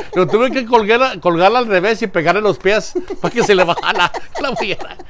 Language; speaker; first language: Spanish; early bilingual, heritage; Spanish